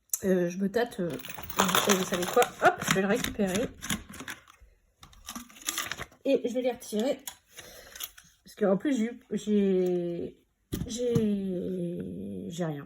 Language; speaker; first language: French; native; French